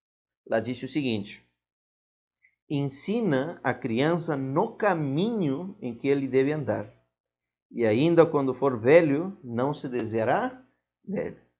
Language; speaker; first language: Portuguese; non-native, fluent; Spanish